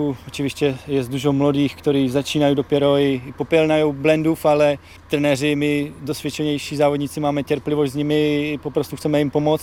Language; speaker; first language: Polish; non-native, fluent; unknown